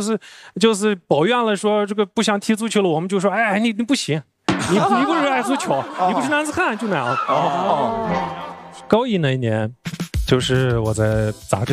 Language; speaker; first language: Chinese; native; Chinese